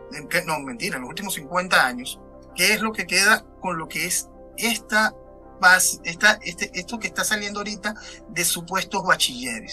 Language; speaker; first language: Spanish; native; Spanish